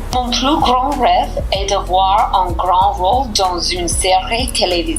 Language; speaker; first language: French; non-native, learner; English